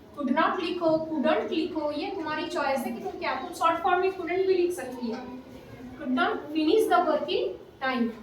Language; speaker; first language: Hindi; native; Hindi